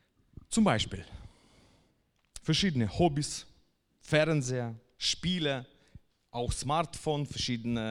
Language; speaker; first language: German; non-native, fluent; Russian